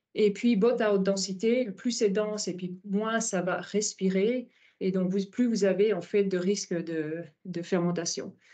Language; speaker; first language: French; native; French